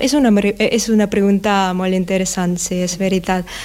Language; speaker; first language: Catalan; non-native, learner; Russian